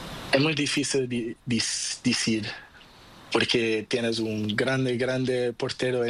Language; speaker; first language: Spanish; non-native, learner; Portuguese